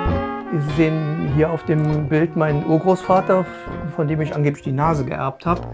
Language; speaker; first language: German; native; German